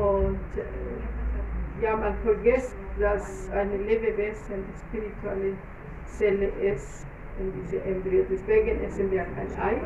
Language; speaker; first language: German; non-native, fluent; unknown